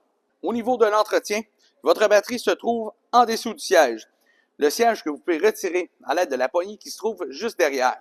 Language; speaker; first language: French; native; French